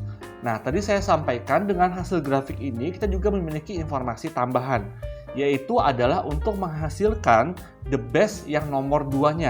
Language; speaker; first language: Indonesian; native; Indonesian